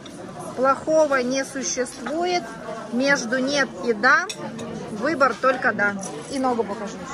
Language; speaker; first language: Russian; native; Russian